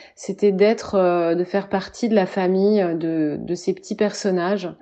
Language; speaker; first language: French; native; French